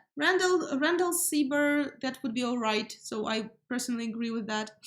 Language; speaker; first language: English; non-native, fluent; Ukrainian